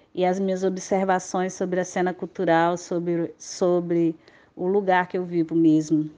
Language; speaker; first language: Portuguese; native; Portuguese